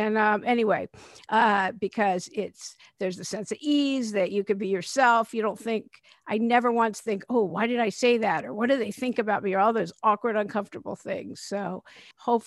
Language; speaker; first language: English; native; English